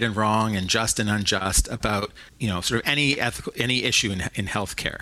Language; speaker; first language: English; native; English